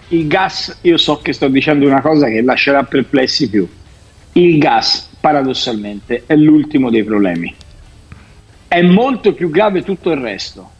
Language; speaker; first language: Italian; native; Italian